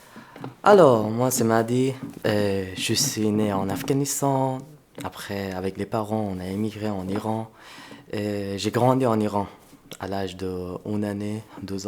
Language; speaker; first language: French; non-native, fluent; Persian